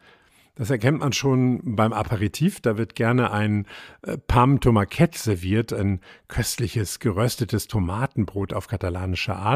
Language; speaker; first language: German; native; German